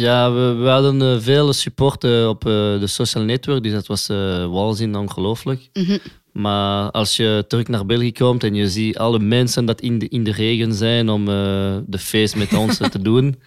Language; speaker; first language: Dutch; non-native, local second language; French